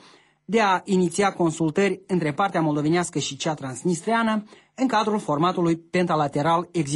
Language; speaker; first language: Romanian; native; Romanian